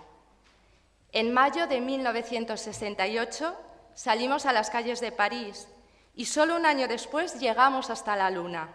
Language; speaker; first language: Spanish; native; Spanish